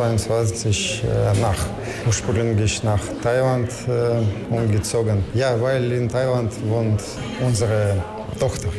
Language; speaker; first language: German; non-native, learner; Russian